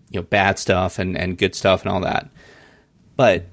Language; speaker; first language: English; native; English